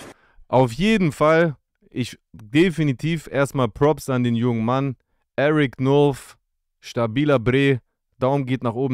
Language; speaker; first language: German; native; German